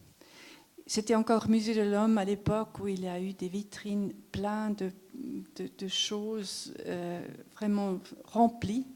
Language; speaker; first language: French; non-native, local second language; German